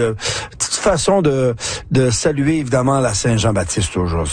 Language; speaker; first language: French; native; French